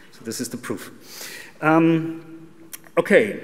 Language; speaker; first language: English; non-native, fluent; German